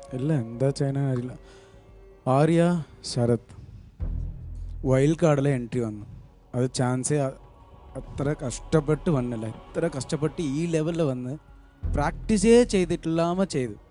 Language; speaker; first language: Malayalam; non-native, learner; Tamil